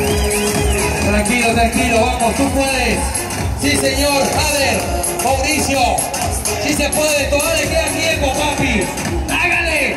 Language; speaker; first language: Spanish; native; Spanish